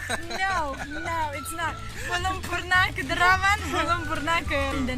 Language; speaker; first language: Indonesian; non-native, learner; Tajik